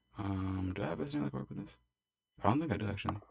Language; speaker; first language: English; native; English